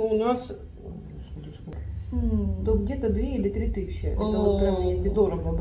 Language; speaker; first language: Russian; native; Russian